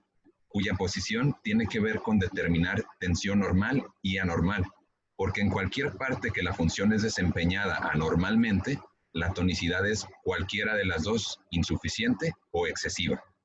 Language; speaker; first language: Spanish; native; Spanish